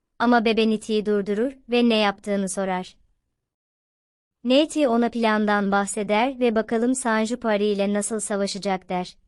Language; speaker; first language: Turkish; native; Turkish